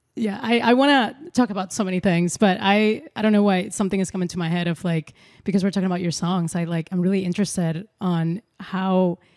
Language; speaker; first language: English; non-native, fluent; Spanish